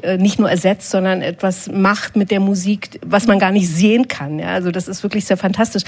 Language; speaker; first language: German; native; German